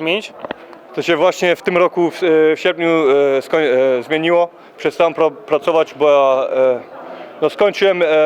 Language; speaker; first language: Polish; early bilingual, heritage; Polish